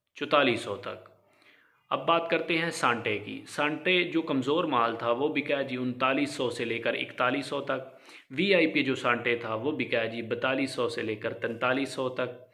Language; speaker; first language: Urdu; non-native, local second language; Punjabi